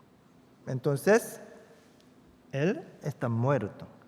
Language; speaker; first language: Spanish; non-native, fluent; Korean